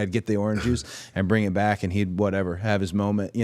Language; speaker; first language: English; native; English